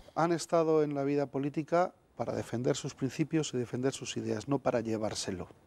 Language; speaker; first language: Spanish; native; Spanish